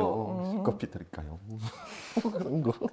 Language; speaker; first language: Korean; non-native, fluent; French